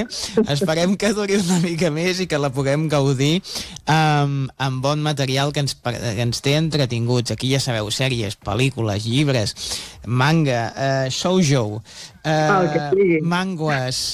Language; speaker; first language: Catalan; native; Catalan